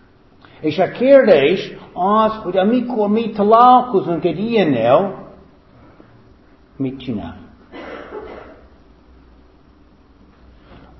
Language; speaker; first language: Hungarian; non-native, fluent; English